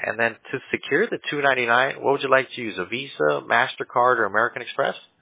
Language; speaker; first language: English; early bilingual, other home language; Spanish